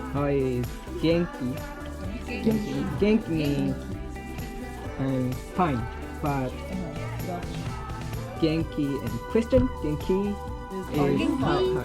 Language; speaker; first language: English; non-native, learner; Japanese